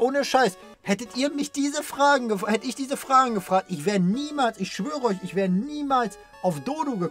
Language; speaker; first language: German; native; German